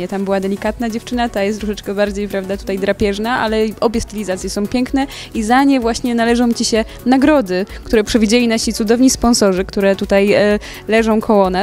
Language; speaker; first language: Polish; native; Polish